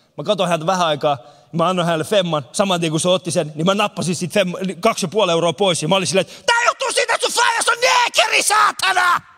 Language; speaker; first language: Finnish; early bilingual, other home language; Persian